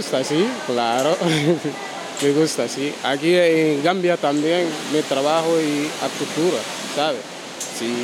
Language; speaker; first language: Spanish; non-native, learner; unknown